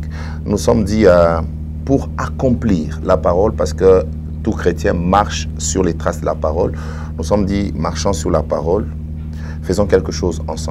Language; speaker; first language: French; non-native, local second language; Swahili